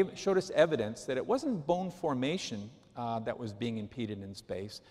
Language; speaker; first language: English; native; English